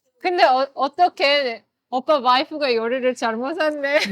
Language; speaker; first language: Korean; non-native, learner; Azerbaijani